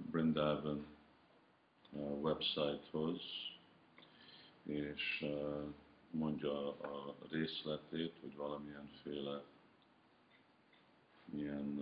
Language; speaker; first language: Hungarian; early bilingual, heritage; Hungarian